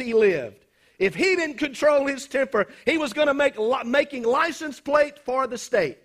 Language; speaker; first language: English; native; English